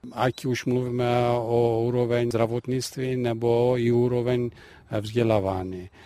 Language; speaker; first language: Czech; non-native, fluent; Greek